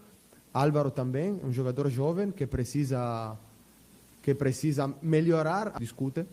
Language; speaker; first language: Portuguese; non-native, fluent; Italian